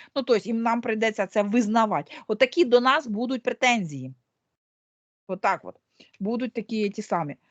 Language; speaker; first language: Ukrainian; non-native, local second language; Russian